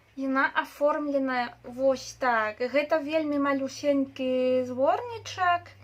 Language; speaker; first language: Belarusian; non-native, local second language; Russian